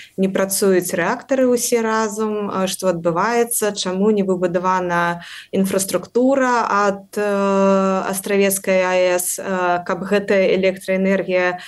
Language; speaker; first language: Belarusian; non-native, local second language; Russian